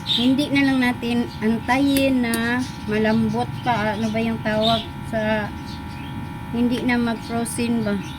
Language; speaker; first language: Filipino; non-native, local second language; Cebuano